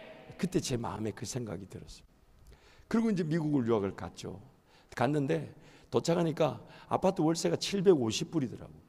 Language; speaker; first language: Korean; native; Korean